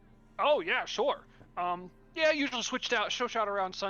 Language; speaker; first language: English; native; English